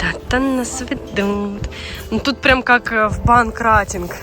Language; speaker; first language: Russian; native; Russian